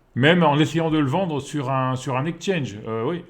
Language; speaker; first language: French; native; French